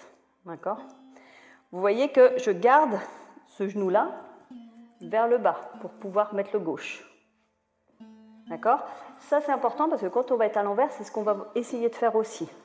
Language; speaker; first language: French; native; French